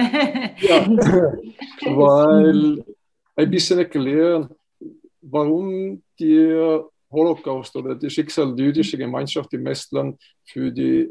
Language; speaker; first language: German; non-native, fluent; Estonian